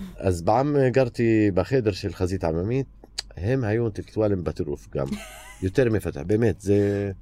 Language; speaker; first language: Hebrew; non-native, local second language; Arabic